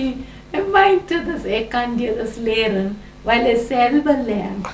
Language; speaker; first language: German; non-native, fluent; Gujarati